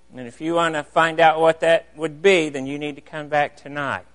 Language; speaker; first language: English; native; English